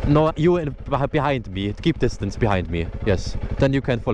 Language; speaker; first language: English; non-native, learner; German